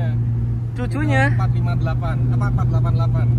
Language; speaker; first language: Indonesian; native; Indonesian